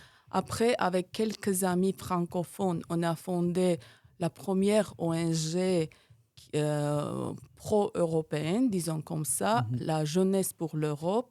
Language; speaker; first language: French; non-native, fluent; Armenian